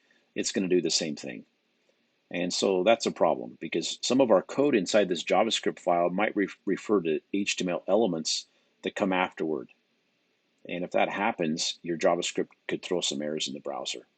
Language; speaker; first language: English; native; English